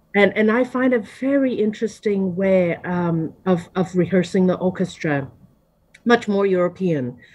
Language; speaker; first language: English; non-native, fluent; Chinese